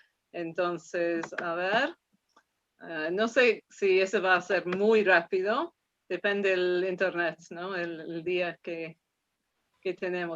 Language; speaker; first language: Spanish; non-native, fluent; English